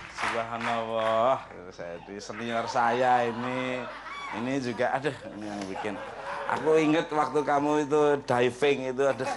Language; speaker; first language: Indonesian; native; Indonesian